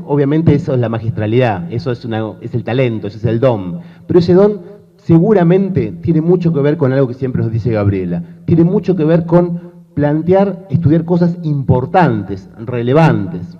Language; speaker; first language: Spanish; native; Spanish